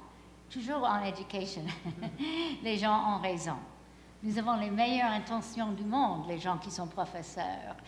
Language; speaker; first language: French; non-native, fluent; English